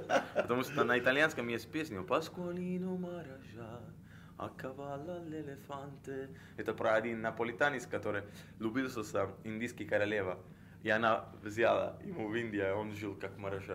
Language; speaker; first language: Russian; non-native, learner; Italian